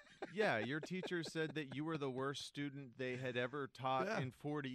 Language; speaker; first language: English; native; English